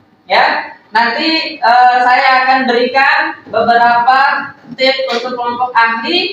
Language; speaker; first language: Indonesian; native; Indonesian